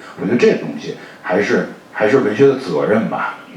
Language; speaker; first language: Chinese; native; Chinese